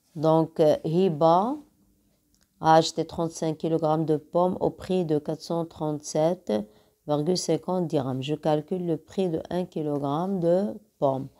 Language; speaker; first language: French; non-native, local second language; Arabic